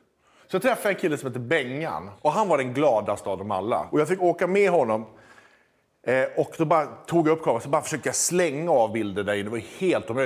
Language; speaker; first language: Swedish; native; Swedish